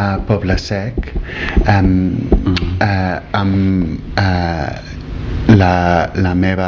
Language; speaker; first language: Catalan; non-native, learner; English